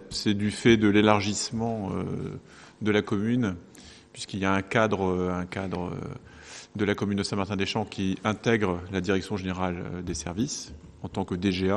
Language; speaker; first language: French; native; French